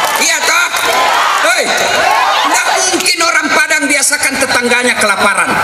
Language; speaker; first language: Indonesian; non-native, local second language; Buginese